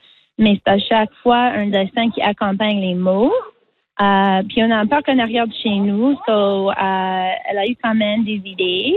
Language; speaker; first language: French; native; French